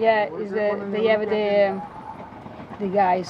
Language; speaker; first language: English; non-native, learner; Spanish